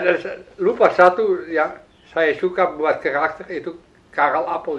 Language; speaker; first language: Indonesian; non-native, learner; Dutch